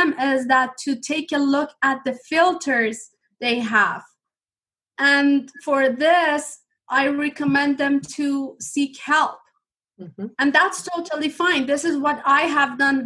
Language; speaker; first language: English; non-native, fluent; Persian